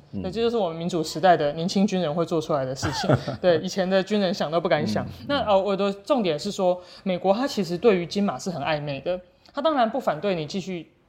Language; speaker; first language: Chinese; native; Chinese